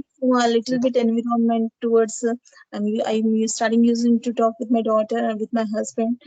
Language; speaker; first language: English; non-native, learner; Telugu